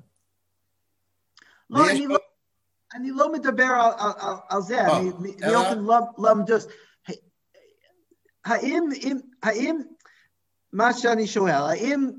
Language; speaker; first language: Hebrew; non-native, fluent; English